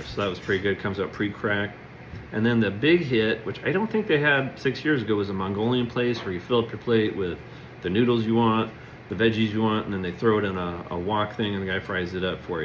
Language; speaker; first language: English; native; English